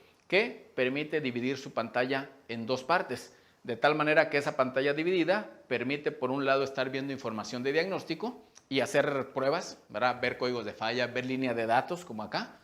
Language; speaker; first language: Spanish; native; Spanish